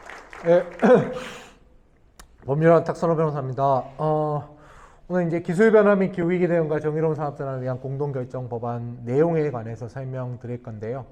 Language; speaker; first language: Korean; native; Korean